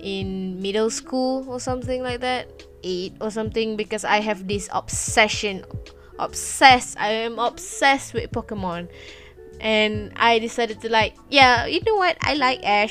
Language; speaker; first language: English; non-native, local second language; Malay